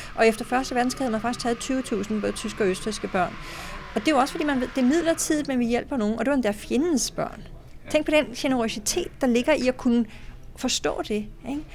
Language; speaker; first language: Danish; native; Danish